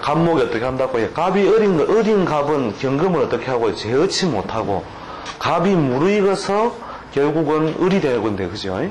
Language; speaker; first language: Korean; native; Korean